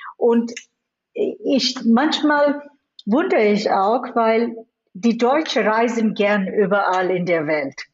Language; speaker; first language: German; non-native, fluent; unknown